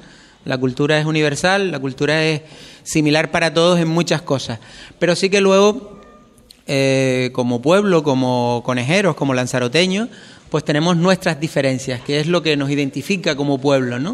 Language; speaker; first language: Spanish; native; Spanish